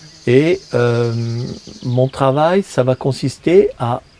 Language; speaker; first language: French; native; French